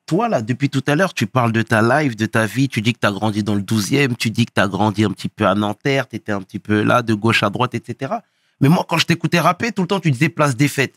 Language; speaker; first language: French; early bilingual, other home language; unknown